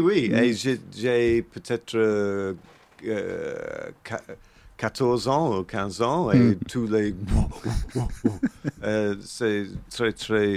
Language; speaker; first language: French; non-native, learner; English